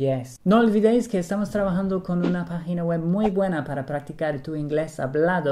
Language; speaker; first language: Spanish; non-native, fluent; English